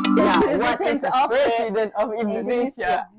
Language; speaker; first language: English; non-native, learner; Indonesian